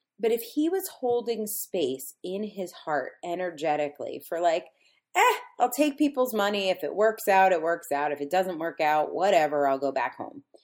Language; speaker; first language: English; native; English